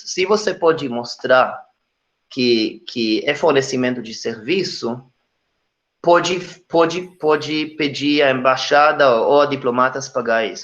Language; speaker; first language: Portuguese; non-native, fluent; Hebrew